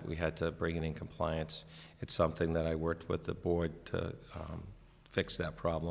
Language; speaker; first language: English; native; English